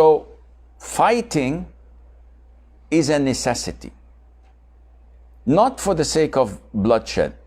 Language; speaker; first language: English; non-native, fluent; Arabic